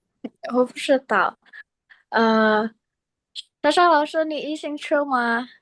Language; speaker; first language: Chinese; non-native, learner; Indonesian